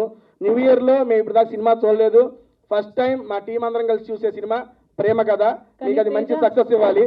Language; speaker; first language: Telugu; native; Telugu